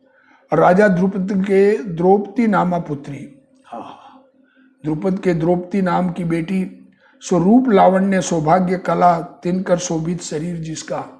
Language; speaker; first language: Hindi; native; Hindi